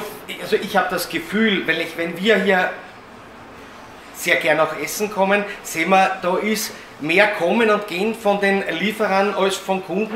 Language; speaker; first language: German; native; German